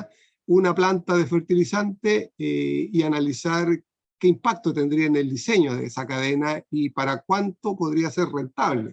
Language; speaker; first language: Spanish; non-native, fluent; Portuguese